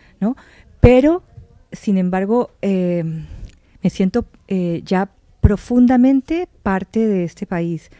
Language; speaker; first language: Spanish; native; Spanish